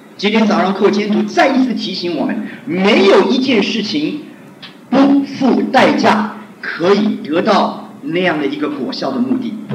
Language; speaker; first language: Chinese; non-native, local second language; Hakka Chinese